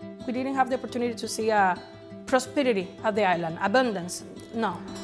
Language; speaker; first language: English; non-native, fluent; Spanish